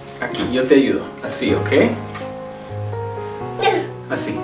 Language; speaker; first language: Spanish; early bilingual, heritage; Spanish